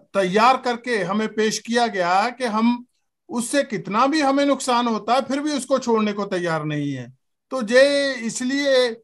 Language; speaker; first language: Hindi; native; Hindi